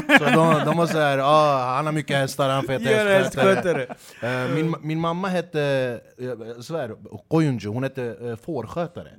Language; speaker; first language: Swedish; early bilingual, other home language; Kurdish